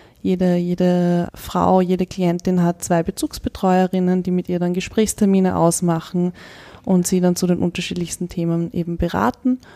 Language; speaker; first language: German; native; German